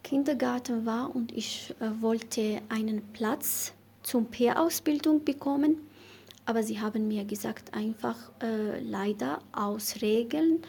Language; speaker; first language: German; non-native, learner; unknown